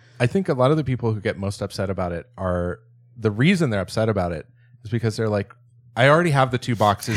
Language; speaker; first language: English; native; English